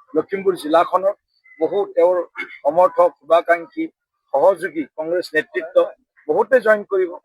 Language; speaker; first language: Assamese; native; Assamese